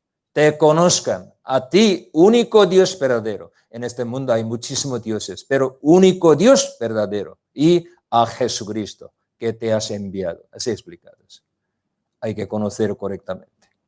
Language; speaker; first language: Spanish; non-native, learner; Korean